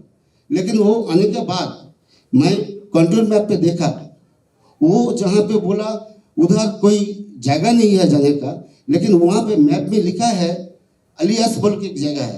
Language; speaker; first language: Hindi; non-native, local second language; Bangla